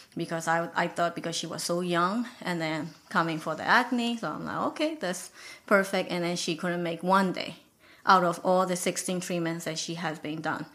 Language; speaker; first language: English; non-native, fluent; Burmese